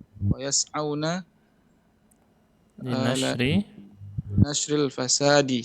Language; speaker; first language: Arabic; non-native, learner; Indonesian